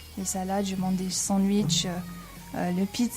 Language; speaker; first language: French; non-native, fluent; English